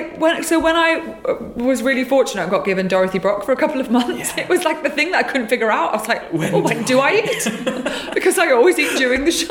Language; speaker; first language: English; native; English